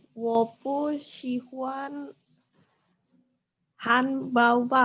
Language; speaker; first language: Chinese; non-native, learner; Indonesian